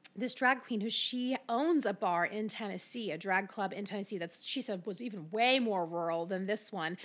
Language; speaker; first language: English; native; English